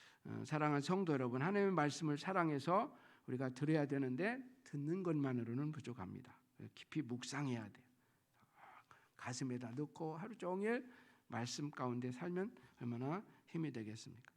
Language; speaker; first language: Korean; native; Korean